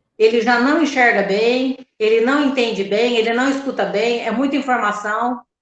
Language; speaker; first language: Portuguese; native; Portuguese